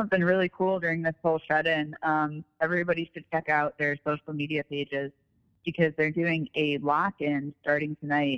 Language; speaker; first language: English; native; English